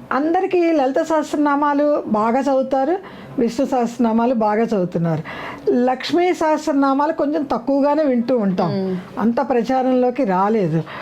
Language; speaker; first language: Telugu; native; Telugu